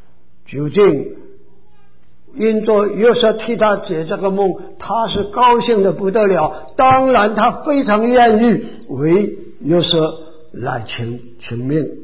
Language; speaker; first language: Chinese; native; Chinese